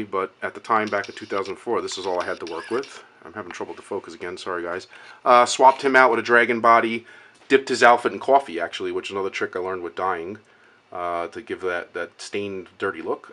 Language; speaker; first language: English; native; English